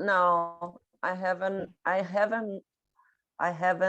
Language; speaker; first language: English; non-native, learner; Portuguese